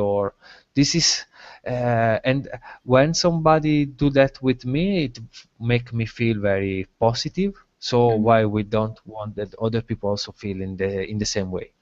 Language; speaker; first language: English; non-native, learner; Italian